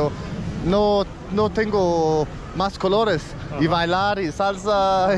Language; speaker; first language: Spanish; non-native, learner; Danish